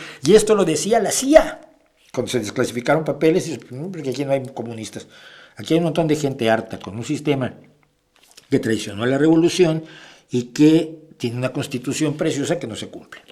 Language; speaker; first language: Spanish; native; Spanish